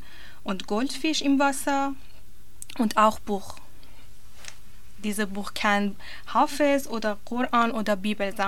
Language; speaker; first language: German; non-native, learner; Persian